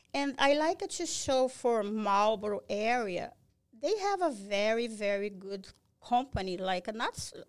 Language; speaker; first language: English; non-native, learner; Portuguese